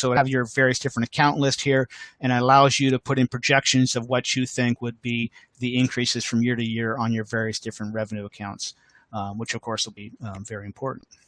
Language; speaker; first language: English; native; English